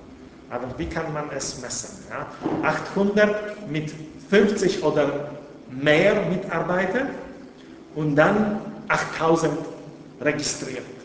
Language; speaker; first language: German; non-native, fluent; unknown